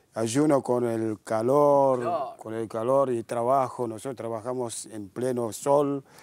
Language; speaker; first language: Spanish; non-native, fluent; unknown